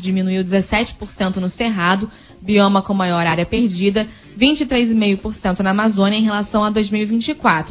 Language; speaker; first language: Portuguese; native; Portuguese